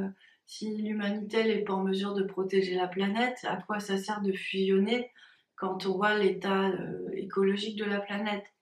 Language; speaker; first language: French; native; French